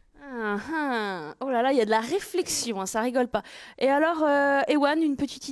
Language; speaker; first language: French; native; French